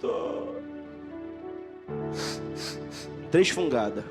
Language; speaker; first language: Portuguese; native; Portuguese